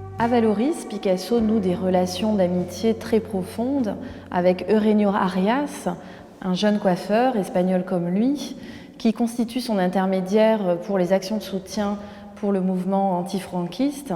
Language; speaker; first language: French; native; French